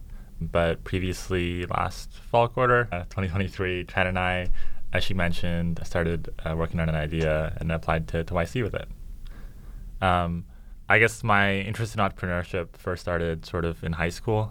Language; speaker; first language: English; native; English